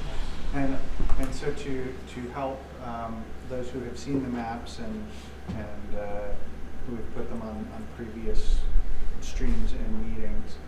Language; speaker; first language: English; native; English